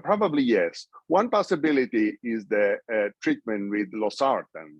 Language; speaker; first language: English; non-native, fluent; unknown